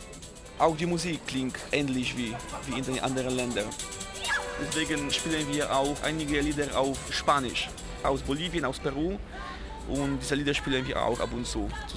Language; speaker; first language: German; non-native, fluent; Polish